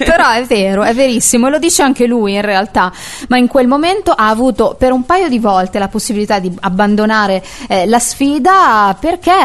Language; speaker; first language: Italian; native; Italian